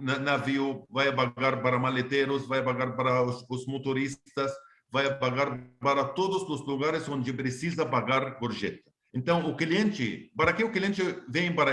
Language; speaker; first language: Portuguese; non-native, fluent; Arabic